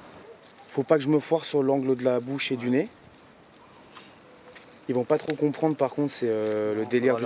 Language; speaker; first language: French; native; French